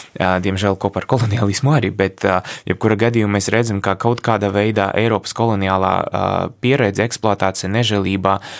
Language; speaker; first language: Latvian; non-native, local second language; Russian